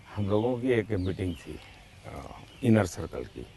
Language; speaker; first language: Hindi; non-native, local second language; Gujarati